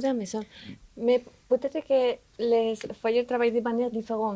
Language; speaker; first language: French; non-native, learner; Spanish